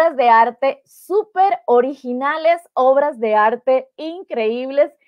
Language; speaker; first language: Spanish; native; Spanish